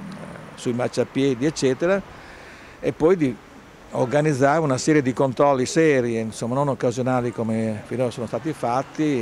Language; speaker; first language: Italian; native; Italian